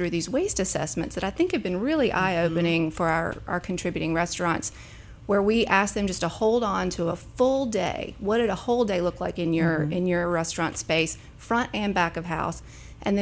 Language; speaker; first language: English; native; English